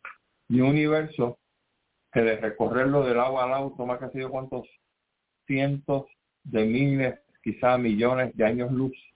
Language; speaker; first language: Spanish; native; Spanish